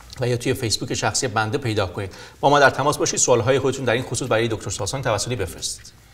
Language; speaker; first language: Persian; non-native, local second language; Armenian